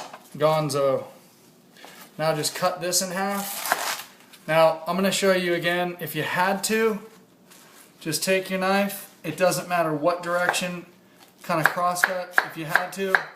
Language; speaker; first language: English; native; English